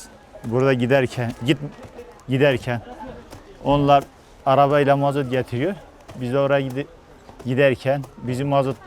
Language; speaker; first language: Turkish; non-native, local second language; Kurdish